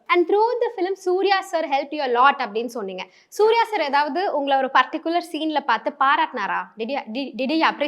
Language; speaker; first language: Tamil; native; Tamil